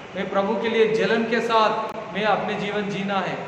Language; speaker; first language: Hindi; non-native, local second language; Telugu